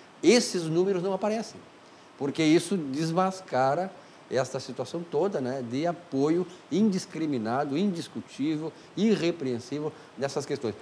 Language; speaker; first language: Portuguese; native; Portuguese